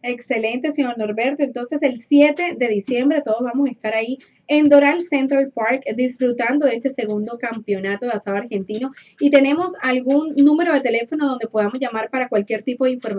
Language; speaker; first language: Spanish; native; Spanish